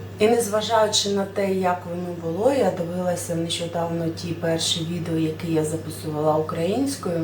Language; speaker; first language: Ukrainian; non-native, local second language; Russian